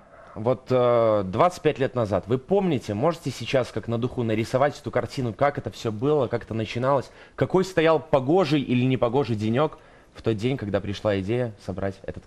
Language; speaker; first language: Russian; native; Russian